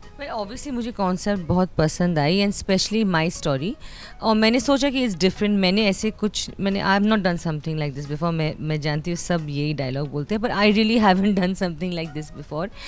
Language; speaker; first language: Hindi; non-native, local second language; Bangla